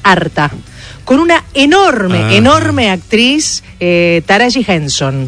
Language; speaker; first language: Spanish; native; Spanish